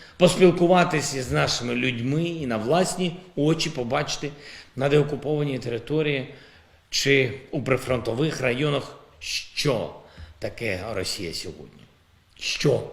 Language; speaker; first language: Ukrainian; non-native, local second language; Russian